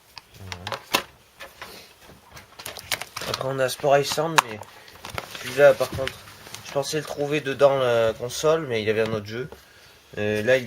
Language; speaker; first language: French; native; French